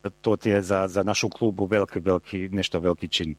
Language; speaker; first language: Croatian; early bilingual, heritage; Croatian